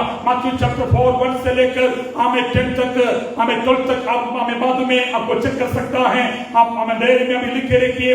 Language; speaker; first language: Hindi; non-native, local second language; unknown